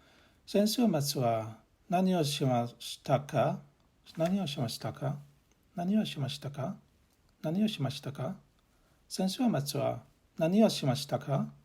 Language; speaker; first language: Japanese; non-native, learner; English